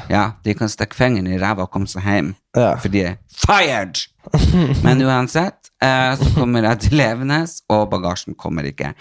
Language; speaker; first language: Norwegian; native; Norwegian